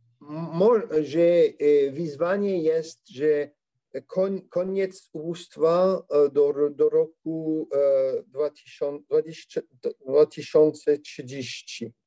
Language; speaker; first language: Polish; non-native, learner; French